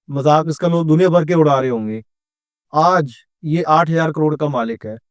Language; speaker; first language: Hindi; non-native, local second language; Punjabi